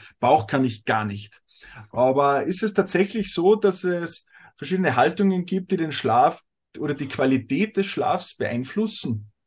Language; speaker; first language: German; native; German